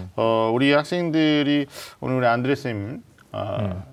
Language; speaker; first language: Korean; native; Korean